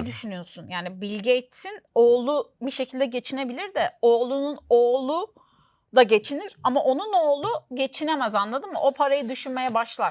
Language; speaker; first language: Turkish; native; Turkish